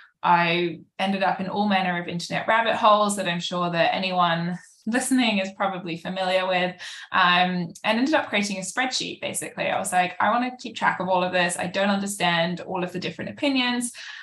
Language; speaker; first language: English; native; English